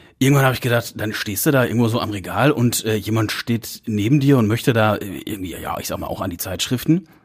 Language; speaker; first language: German; native; German